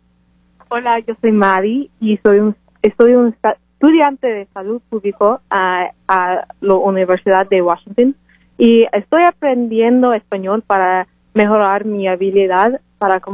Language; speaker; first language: Spanish; non-native, learner; English